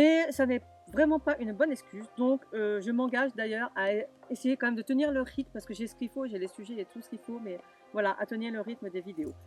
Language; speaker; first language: French; native; French